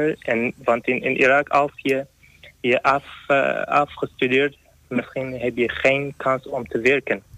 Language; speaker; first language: Dutch; non-native, learner; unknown